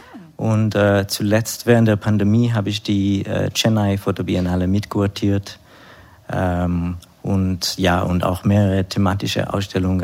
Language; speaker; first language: German; non-native, fluent; Hebrew